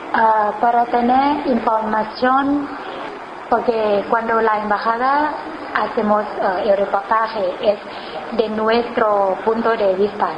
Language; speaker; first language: Spanish; non-native, learner; Thai